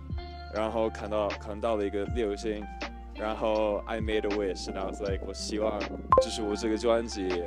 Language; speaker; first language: Chinese; non-native, fluent; English